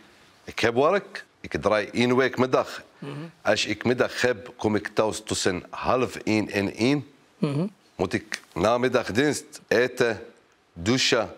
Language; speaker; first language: Dutch; non-native, learner; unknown